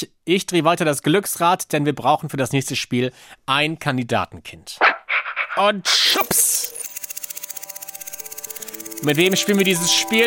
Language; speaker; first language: German; native; German